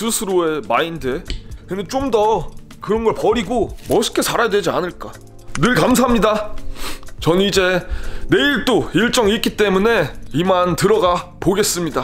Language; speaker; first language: Korean; early bilingual, heritage; Korean